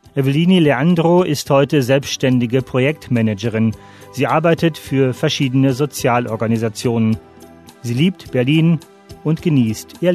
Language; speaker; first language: German; native; German